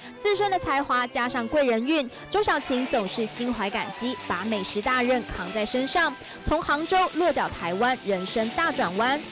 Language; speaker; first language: Chinese; native; Chinese